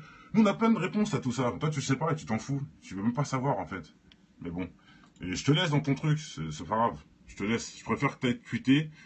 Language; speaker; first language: French; native; French